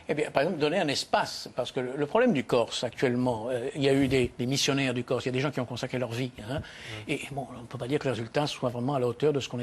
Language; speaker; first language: French; native; French